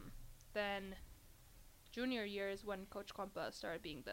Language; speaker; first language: English; non-native, fluent; Spanish